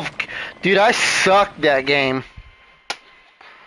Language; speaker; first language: English; native; English